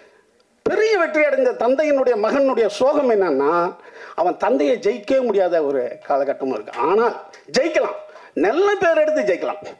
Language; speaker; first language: Tamil; native; Tamil